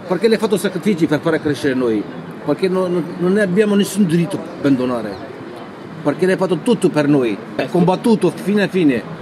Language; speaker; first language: Italian; non-native, learner; Turkish